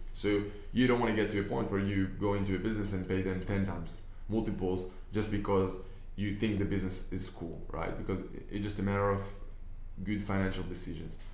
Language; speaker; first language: English; non-native, fluent; Hebrew